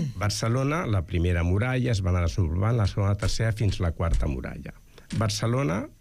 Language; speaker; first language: Catalan; native; Catalan